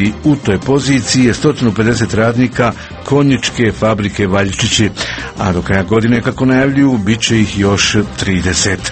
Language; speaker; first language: Croatian; native; Croatian